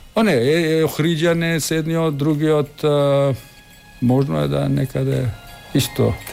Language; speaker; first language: Macedonian; native; Macedonian